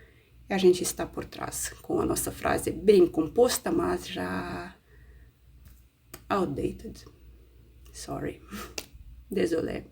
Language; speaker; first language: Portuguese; non-native, fluent; Russian